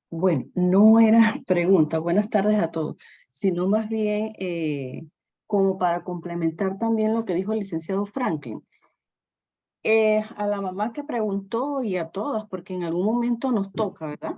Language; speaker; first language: Spanish; native; Spanish